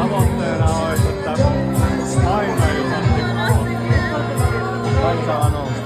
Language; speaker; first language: Finnish; native; Finnish